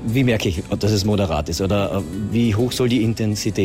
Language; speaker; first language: German; native; German